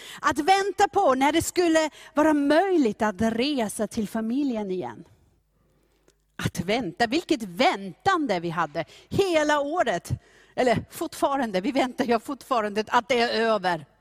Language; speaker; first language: Swedish; non-native, fluent; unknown